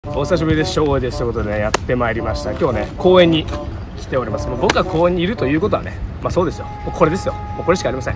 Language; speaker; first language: Japanese; native; Japanese